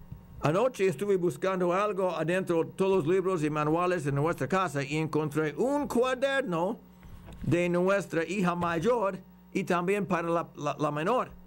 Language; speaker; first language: Spanish; non-native, fluent; English